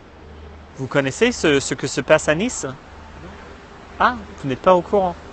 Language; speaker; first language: French; non-native, fluent; English